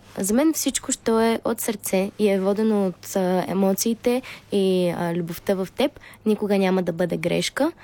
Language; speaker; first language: Bulgarian; early bilingual, heritage; Bulgarian